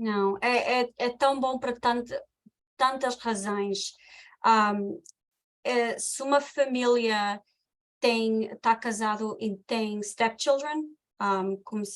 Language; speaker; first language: Portuguese; early bilingual, heritage; Portuguese